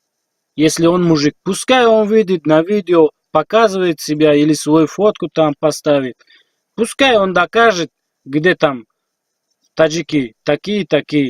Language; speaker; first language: Russian; non-native, learner; Tajik